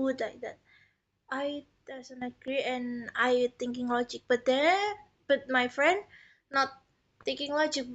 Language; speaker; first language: English; non-native, learner; Indonesian